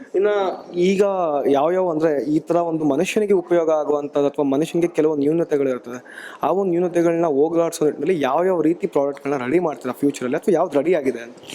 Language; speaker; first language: Kannada; native; Kannada